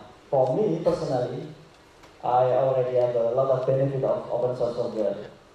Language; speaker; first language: English; non-native, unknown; Indonesian